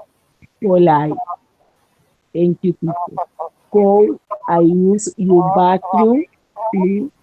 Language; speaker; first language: English; non-native, learner; Spanish